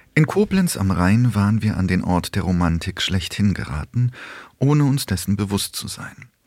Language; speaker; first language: German; early bilingual, other home language; Polish